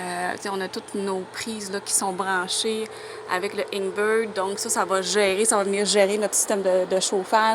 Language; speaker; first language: French; native; French